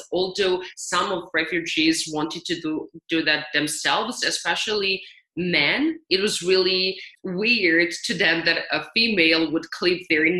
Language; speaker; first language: English; non-native, fluent; Serbian